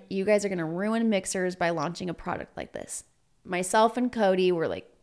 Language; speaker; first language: English; native; English